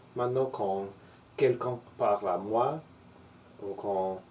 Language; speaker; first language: French; non-native, learner; English